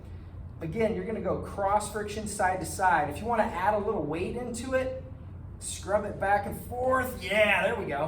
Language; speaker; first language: English; native; English